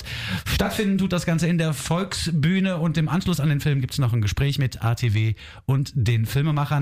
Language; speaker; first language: German; native; German